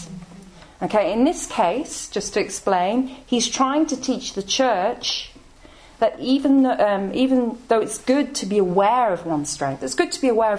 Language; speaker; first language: English; native; English